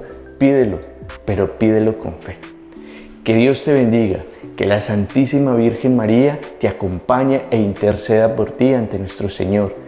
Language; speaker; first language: Spanish; native; Spanish